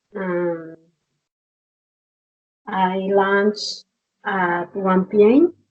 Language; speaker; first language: English; non-native, learner; Spanish